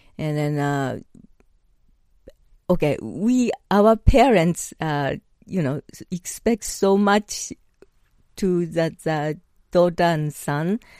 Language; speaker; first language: English; non-native, learner; Japanese